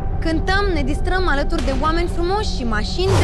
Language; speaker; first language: Romanian; native; Romanian